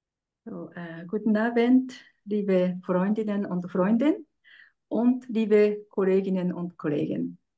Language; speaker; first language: German; non-native, fluent; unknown